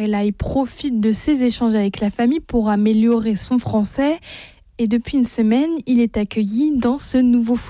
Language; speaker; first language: French; native; French